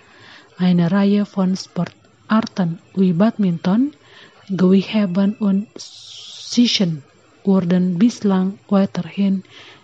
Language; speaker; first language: German; non-native, fluent; Indonesian